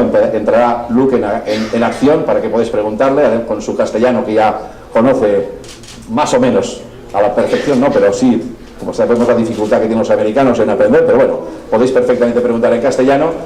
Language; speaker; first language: Spanish; native; Spanish